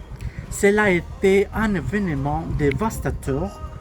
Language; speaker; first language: French; non-native, learner; Spanish